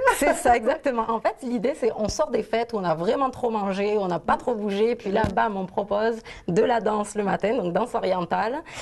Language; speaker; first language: French; native; French